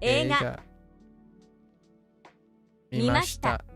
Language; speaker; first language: Japanese; non-native, learner; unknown